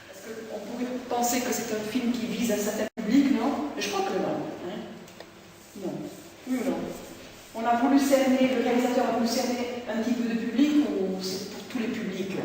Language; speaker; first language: French; non-native, fluent; Spanish